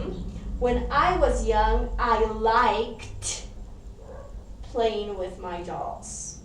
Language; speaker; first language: English; non-native, fluent; Spanish